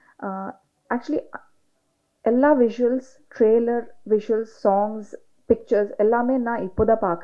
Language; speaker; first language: Tamil; non-native, learner; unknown